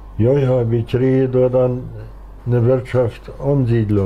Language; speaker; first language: German; non-native, local second language; Plautdietsch